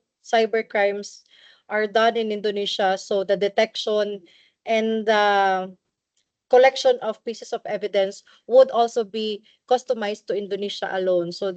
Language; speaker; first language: English; non-native, local second language; Cebuano